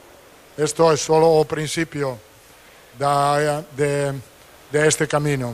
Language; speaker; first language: Portuguese; non-native, learner; Italian